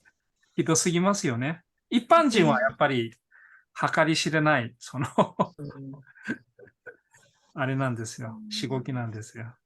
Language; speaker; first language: Japanese; non-native, fluent; Korean